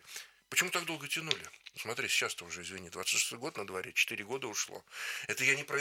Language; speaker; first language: Russian; native; Russian